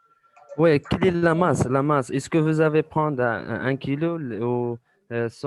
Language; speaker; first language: French; non-native, local second language; Arabic